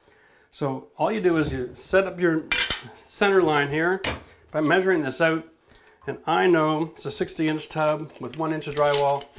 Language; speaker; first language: English; native; English